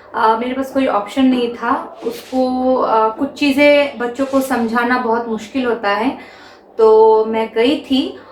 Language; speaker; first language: Hindi; non-native, local second language; Bangla